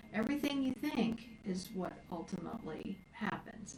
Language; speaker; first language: English; native; English